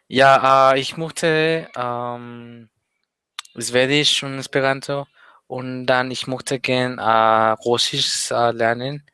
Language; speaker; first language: German; non-native, learner; Spanish